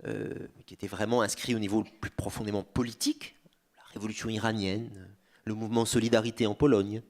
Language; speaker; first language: French; native; French